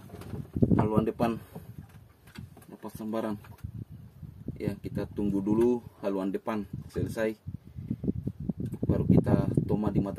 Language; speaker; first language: Indonesian; native; Indonesian